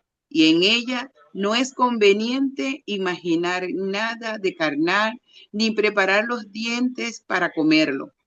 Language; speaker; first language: Spanish; native; Spanish